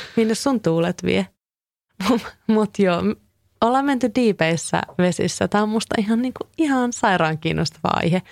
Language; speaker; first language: Finnish; native; Finnish